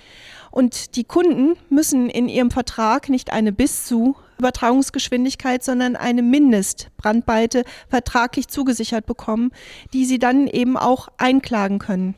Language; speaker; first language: German; native; German